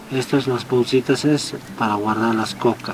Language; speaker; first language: Spanish; non-native, local second language; Quechua